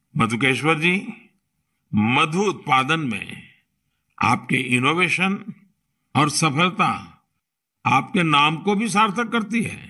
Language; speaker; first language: Hindi; non-native, local second language; Gujarati